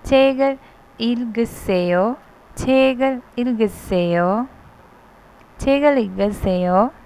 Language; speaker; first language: Korean; non-native, fluent; Hindi